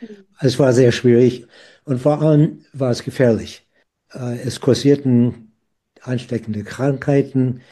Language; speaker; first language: German; non-native, fluent; English